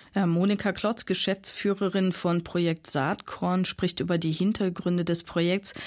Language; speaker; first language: German; native; German